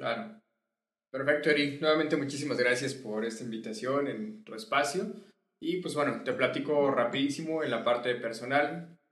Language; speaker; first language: Spanish; native; Spanish